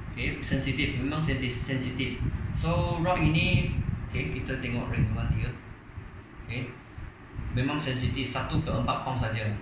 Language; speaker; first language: Malay; non-native, local second language; Chinese